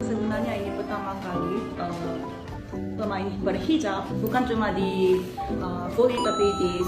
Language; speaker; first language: Indonesian; non-native, fluent; Korean